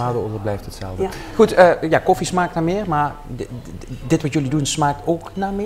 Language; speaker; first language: Dutch; native; Dutch